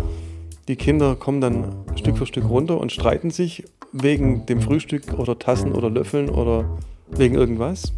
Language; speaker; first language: German; native; German